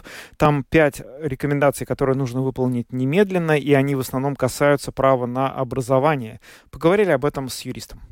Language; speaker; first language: Russian; native; Russian